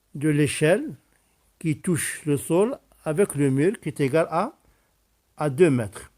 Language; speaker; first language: French; non-native, local second language; Arabic